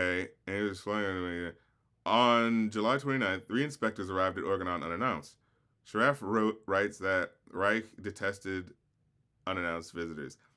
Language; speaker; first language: English; native; English